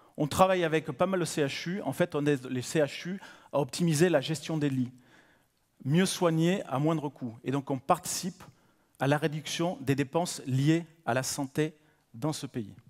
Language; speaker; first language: French; native; French